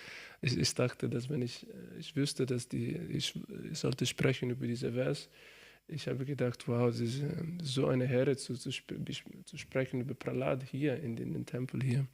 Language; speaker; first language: German; non-native, learner; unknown